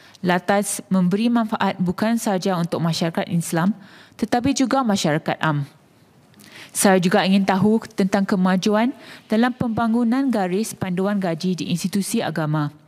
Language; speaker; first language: Malay; native; Malay